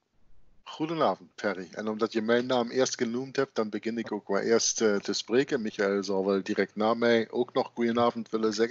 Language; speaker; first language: Dutch; non-native, fluent; German